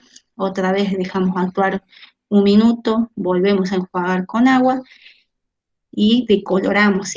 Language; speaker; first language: Spanish; native; Spanish